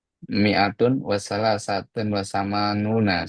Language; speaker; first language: Arabic; non-native, learner; Indonesian